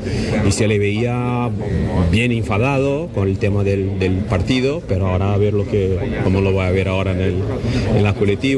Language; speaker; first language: Spanish; non-native, fluent; Portuguese